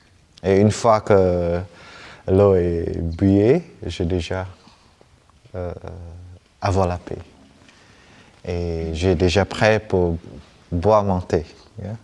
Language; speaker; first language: French; non-native, fluent; Vietnamese